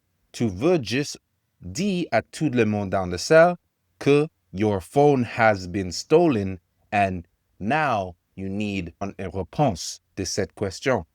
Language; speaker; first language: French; non-native, learner; English